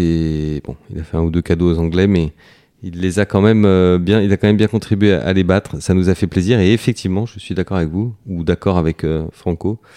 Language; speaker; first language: French; native; French